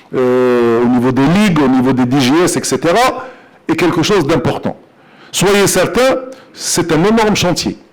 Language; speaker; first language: French; non-native, local second language; Arabic